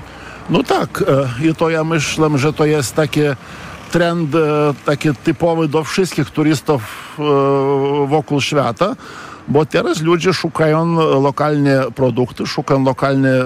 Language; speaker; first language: Polish; non-native, fluent; Lithuanian